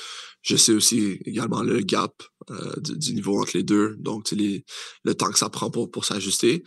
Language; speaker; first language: French; native; French